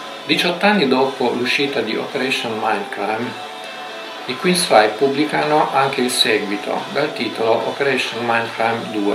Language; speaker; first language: Italian; native; Italian